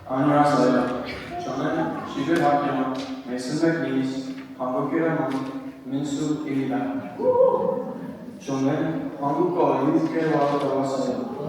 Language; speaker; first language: Korean; non-native, learner; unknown